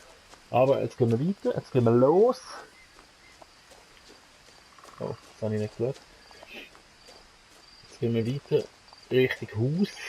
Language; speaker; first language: German; native; German